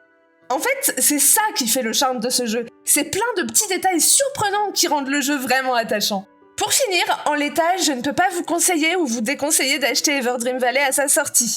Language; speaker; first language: French; native; French